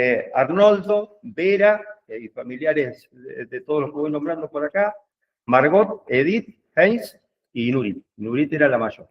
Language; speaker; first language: Spanish; native; Spanish